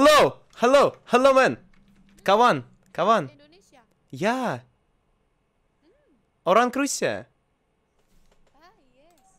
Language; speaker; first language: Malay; non-native, learner; Russian